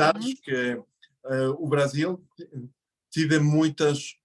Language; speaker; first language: Portuguese; non-native, fluent; Spanish